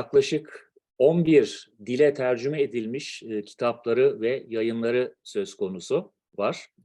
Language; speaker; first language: Turkish; native; Turkish